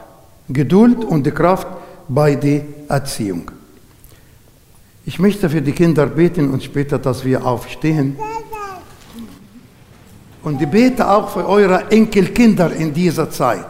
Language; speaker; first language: German; non-native, learner; Arabic